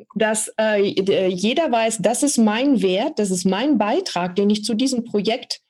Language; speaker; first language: German; native; German